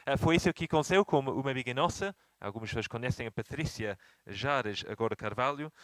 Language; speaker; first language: Portuguese; non-native, fluent; English